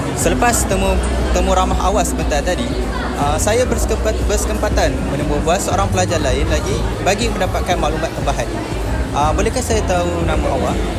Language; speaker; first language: Malay; native; Malay